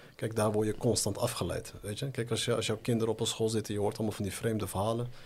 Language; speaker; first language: Dutch; native; Dutch